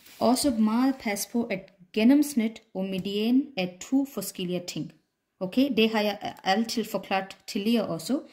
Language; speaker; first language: Danish; non-native, fluent; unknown